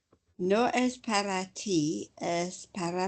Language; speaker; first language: Spanish; non-native, learner; English